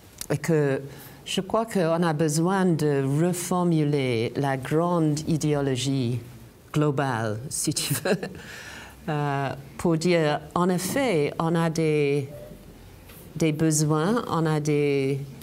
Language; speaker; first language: French; non-native, fluent; English